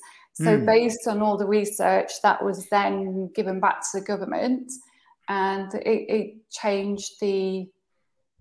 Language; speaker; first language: English; native; English